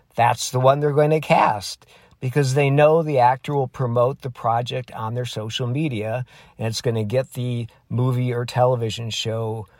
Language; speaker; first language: English; native; English